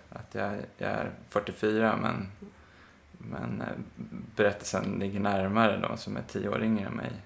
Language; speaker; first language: Swedish; native; Swedish